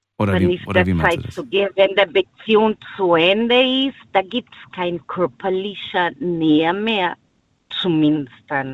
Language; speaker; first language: German; non-native, learner; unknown